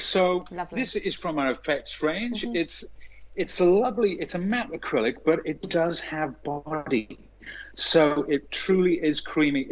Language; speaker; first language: English; native; English